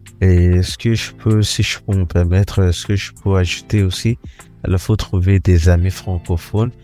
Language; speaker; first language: French; non-native, fluent; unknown